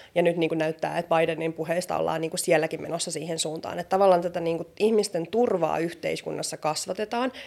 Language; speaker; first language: Finnish; native; Finnish